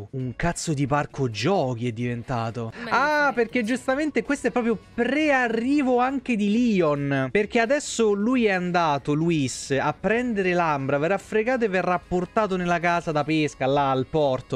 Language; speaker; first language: Italian; native; Italian